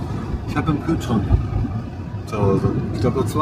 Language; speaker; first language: German; native; German